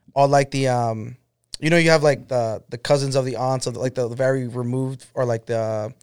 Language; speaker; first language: English; early bilingual, other home language; Spanish